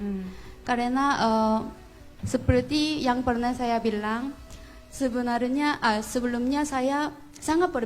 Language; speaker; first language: Indonesian; non-native, fluent; Korean